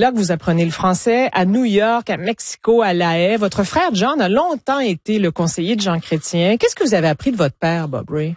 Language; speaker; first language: French; native; French